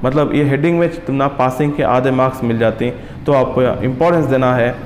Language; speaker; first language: Hindi; non-native, local second language; Kannada